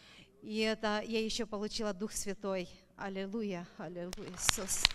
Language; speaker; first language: Russian; non-native, local second language; Romanian